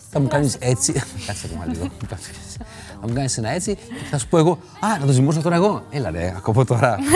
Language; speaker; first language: Greek; non-native, fluent; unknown